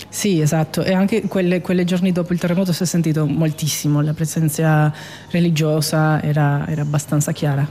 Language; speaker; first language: Italian; non-native, fluent; Spanish